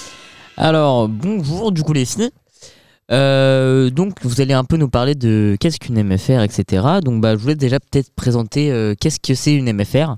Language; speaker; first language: French; native; French